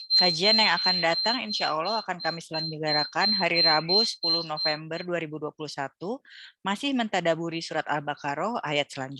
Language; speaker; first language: Indonesian; native; Indonesian